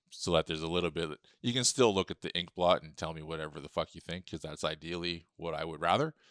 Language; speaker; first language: English; native; English